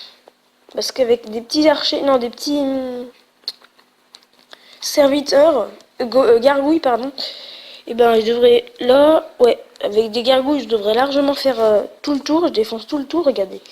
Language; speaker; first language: French; native; French